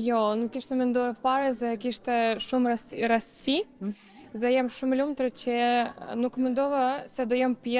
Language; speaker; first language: Albanian; non-native, learner; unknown